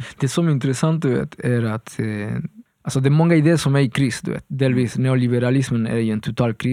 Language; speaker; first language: Swedish; non-native, fluent; Spanish